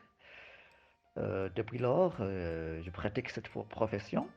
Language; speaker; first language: French; non-native, fluent; Nyanja